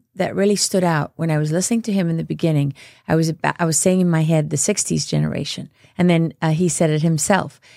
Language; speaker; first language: English; native; English